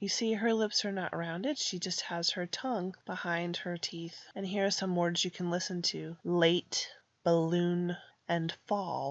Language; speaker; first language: English; native; English